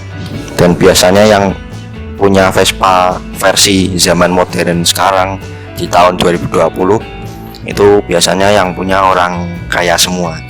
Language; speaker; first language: Indonesian; native; Indonesian